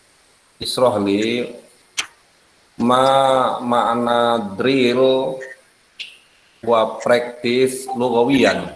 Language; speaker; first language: Arabic; non-native, fluent; Indonesian